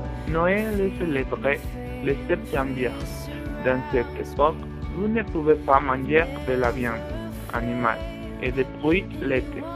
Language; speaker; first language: French; non-native, learner; Spanish